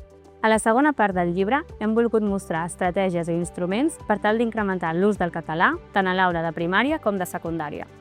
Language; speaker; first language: Catalan; native; Catalan